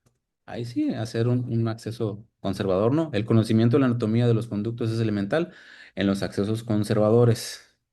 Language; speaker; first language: Spanish; native; Spanish